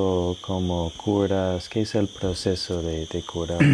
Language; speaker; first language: Spanish; non-native, local second language; Shipibo-Conibo